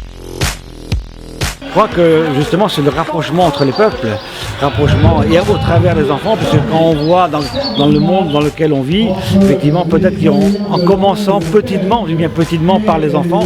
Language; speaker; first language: French; native; French